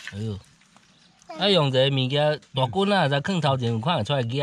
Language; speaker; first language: Chinese; native; Chinese